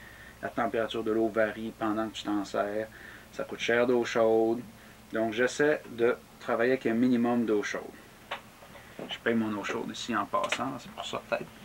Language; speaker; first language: French; native; French